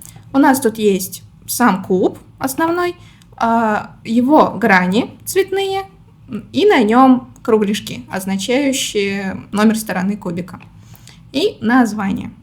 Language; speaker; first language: Russian; native; Russian